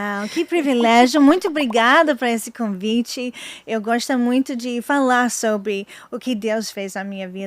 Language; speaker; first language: Portuguese; non-native, fluent; English